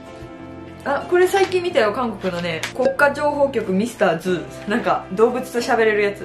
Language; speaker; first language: Japanese; native; Japanese